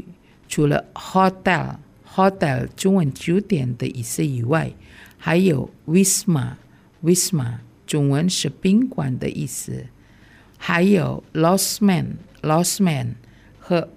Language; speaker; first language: Chinese; non-native, fluent; Indonesian